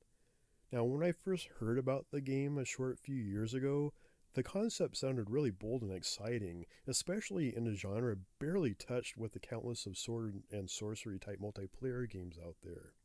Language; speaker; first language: English; native; English